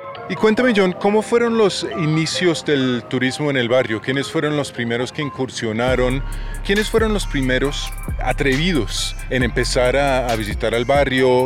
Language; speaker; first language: Spanish; non-native, fluent; English